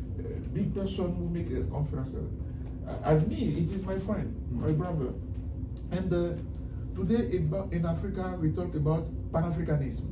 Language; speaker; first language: English; non-native, learner; French